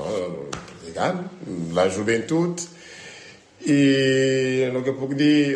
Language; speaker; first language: Catalan; non-native, learner; French